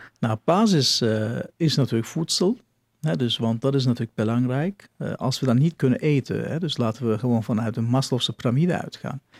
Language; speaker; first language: Dutch; non-native, fluent; Turkish